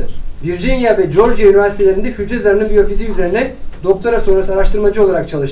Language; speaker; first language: Turkish; native; Turkish